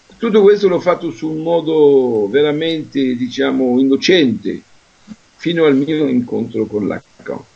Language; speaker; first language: Italian; non-native, fluent; French